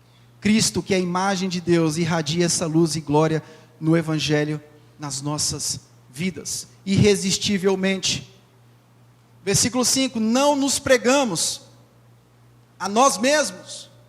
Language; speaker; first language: Portuguese; native; Portuguese